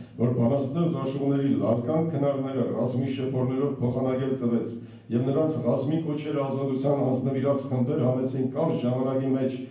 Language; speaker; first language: Armenian; native; Armenian